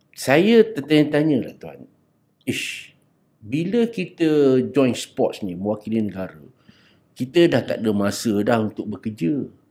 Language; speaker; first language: Malay; native; Malay